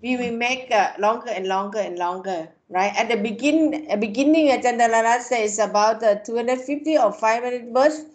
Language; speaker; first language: English; non-native, fluent; Thai